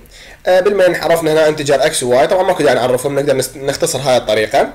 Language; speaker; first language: Arabic; native; Arabic